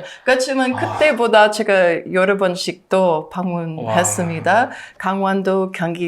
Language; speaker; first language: Korean; non-native, learner; English